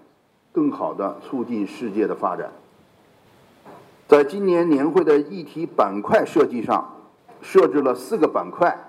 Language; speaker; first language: Chinese; native; Chinese